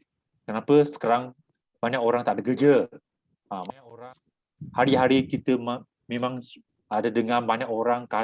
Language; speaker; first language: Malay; non-native, local second language; Chinese